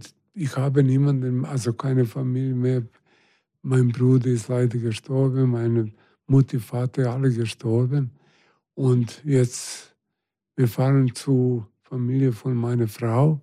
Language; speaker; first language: German; non-native, fluent; Serbian